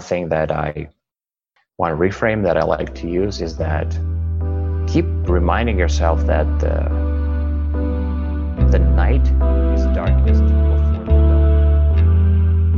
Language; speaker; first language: English; non-native, fluent; Russian